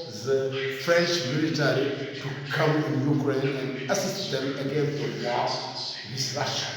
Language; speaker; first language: English; non-native, fluent; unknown